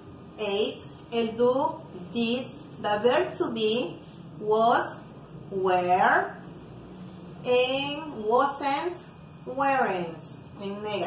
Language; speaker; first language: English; non-native, fluent; Spanish